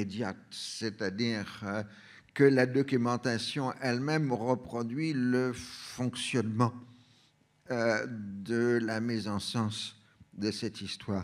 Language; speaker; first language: French; native; French